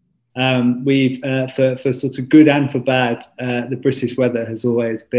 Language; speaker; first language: English; native; English